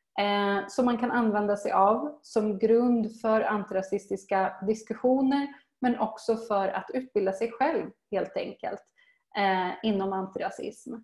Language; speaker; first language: Swedish; native; Swedish